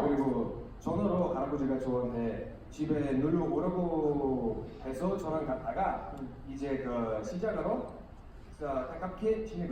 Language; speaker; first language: Korean; non-native, learner; Bulgarian